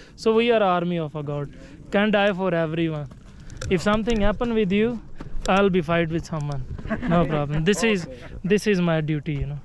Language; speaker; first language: English; non-native, learner; Punjabi